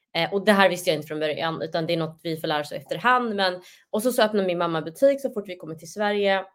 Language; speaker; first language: Swedish; early bilingual, other home language; Somali